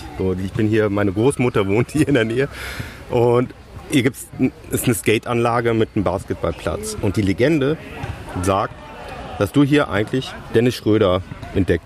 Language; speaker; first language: German; native; German